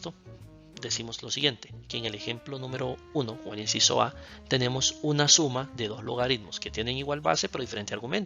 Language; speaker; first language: Spanish; native; Spanish